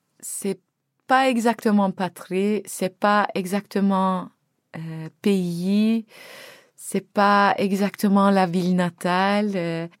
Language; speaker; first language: French; non-native, fluent; Turkish